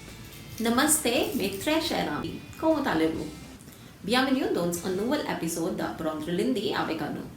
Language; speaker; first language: French; non-native, fluent; Hindi